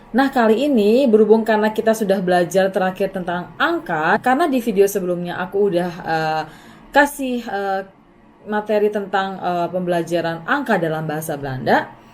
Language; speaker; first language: Indonesian; native; Indonesian